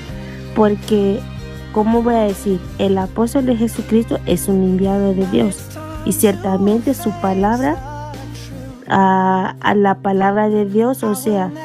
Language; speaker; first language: Spanish; non-native, fluent; Portuguese